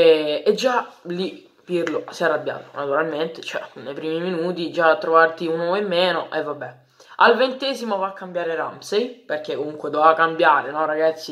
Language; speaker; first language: Italian; native; Italian